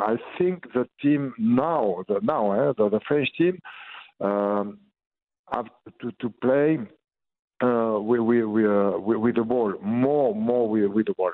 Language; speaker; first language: English; non-native, learner; French